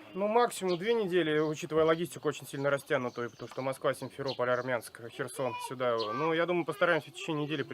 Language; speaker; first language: Russian; native; Russian